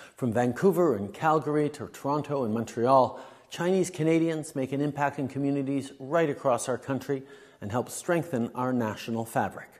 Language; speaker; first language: English; native; English